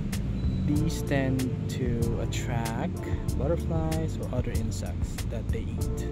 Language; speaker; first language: English; non-native, local second language; Filipino